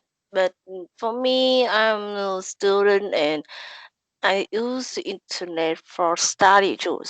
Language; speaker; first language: English; non-native, learner; Vietnamese